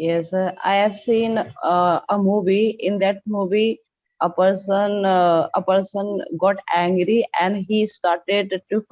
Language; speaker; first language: English; non-native, learner; Hindi